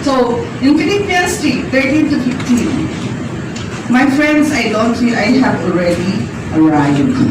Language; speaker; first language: English; non-native, local second language; Filipino